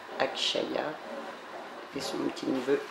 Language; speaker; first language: French; native; French